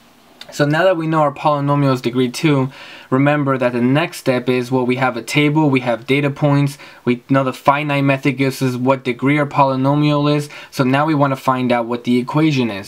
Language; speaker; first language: English; native; English